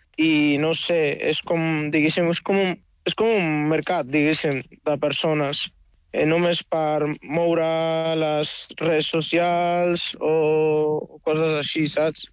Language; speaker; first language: Catalan; non-native, fluent; Arabic